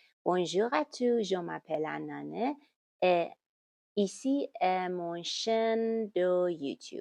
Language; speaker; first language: French; non-native, learner; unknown